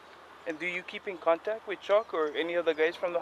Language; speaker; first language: English; native; English